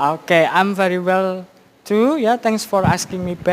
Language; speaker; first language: English; non-native, fluent; Indonesian